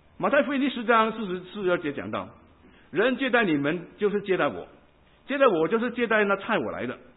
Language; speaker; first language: Chinese; non-native, local second language; Cantonese